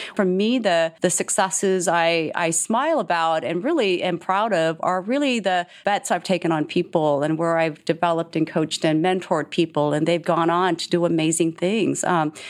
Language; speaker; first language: English; early bilingual, other home language; Korean